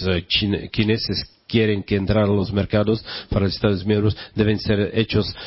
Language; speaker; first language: Spanish; non-native, learner; Czech